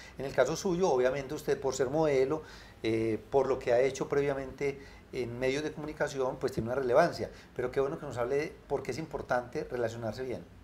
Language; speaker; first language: Spanish; native; Spanish